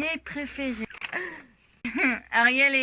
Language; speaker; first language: French; native; French